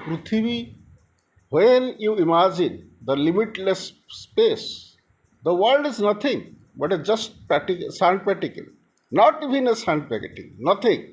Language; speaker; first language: English; non-native, local second language; Odia